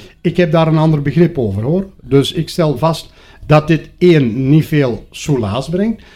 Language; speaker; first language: Dutch; native; Dutch